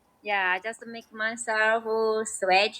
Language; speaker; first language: English; non-native, learner; Chinese